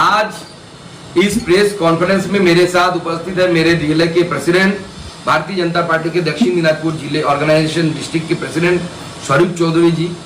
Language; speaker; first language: Hindi; non-native, local second language; Bangla